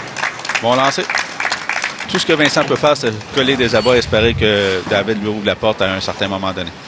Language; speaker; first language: French; native; French